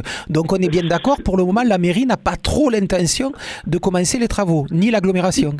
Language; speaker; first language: French; native; French